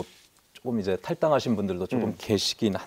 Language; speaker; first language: Korean; native; Korean